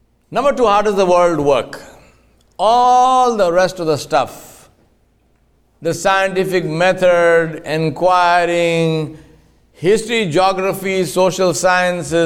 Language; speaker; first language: English; non-native, local second language; Urdu